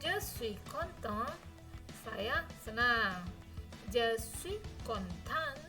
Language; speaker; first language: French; non-native, fluent; Indonesian